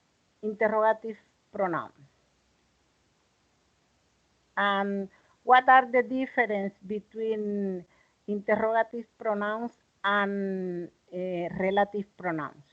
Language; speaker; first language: English; non-native, learner; Spanish